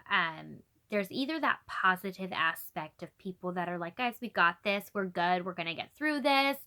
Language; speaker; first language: English; native; English